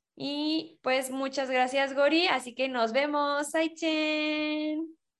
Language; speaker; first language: Spanish; native; Spanish